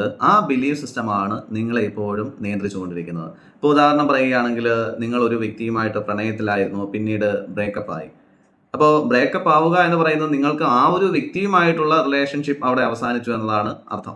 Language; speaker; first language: Malayalam; native; Malayalam